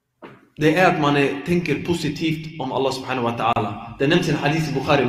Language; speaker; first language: Swedish; early bilingual, other home language; Arabic